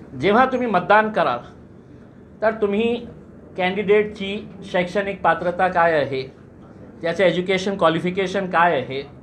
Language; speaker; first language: Marathi; non-native, local second language; Urdu